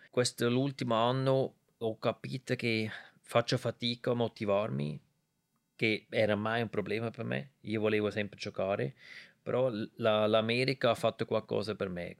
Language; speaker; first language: Italian; non-native, local second language; German